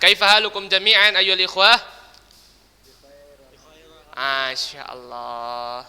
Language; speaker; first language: Arabic; non-native, learner; Indonesian